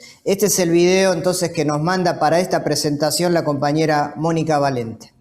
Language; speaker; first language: Spanish; native; Spanish